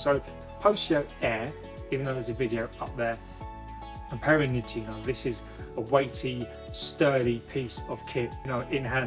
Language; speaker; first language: English; native; English